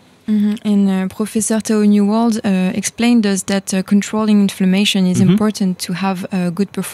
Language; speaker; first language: English; non-native, fluent; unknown